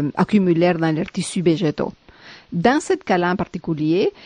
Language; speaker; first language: French; non-native, fluent; Spanish